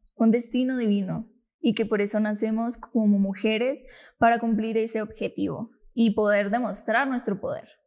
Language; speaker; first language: Spanish; native; Spanish